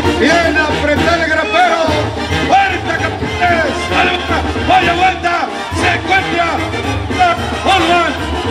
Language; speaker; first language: Spanish; native; Spanish